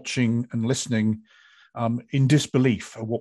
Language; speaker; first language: English; native; English